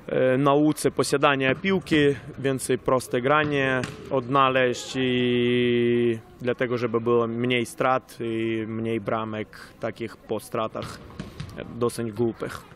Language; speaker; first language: Polish; non-native, fluent; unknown